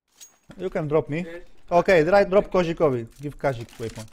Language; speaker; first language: English; non-native, learner; Polish